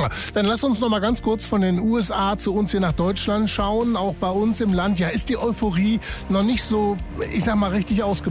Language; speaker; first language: German; native; German